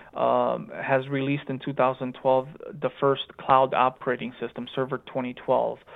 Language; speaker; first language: English; early bilingual, other home language; Romanian